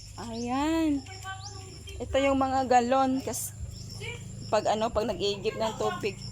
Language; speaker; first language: Filipino; non-native, local second language; Cebuano